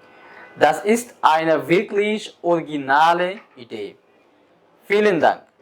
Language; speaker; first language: German; non-native, fluent; Bangla